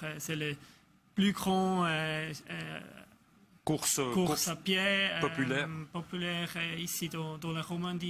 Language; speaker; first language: French; non-native, local second language; German